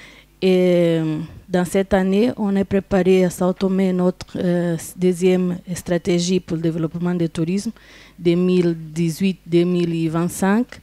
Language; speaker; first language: French; non-native, fluent; Portuguese